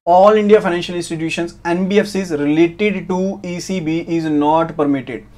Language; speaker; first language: Hindi; native; Hindi